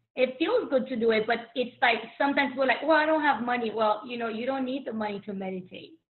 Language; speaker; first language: English; early bilingual, other home language; Haitian Creole